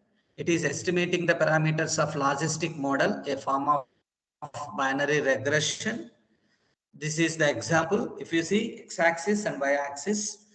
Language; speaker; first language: English; non-native, local second language; Telugu